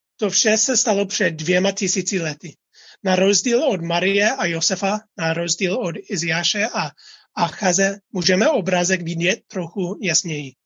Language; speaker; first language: Czech; non-native, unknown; English